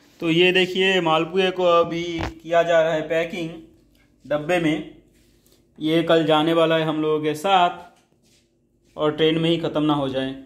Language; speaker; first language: Hindi; non-native, local second language; Bangla